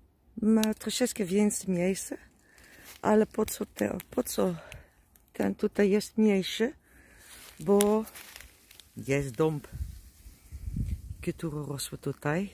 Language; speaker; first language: Polish; non-native, learner; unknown